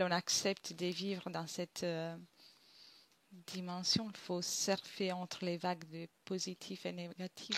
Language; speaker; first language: French; non-native, fluent; Italian